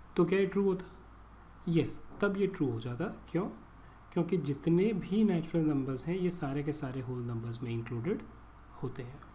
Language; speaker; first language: Hindi; native; Hindi